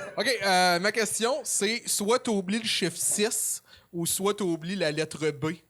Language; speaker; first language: French; native; French